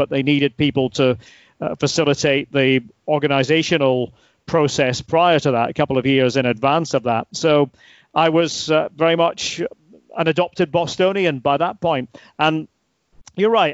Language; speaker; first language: English; native; English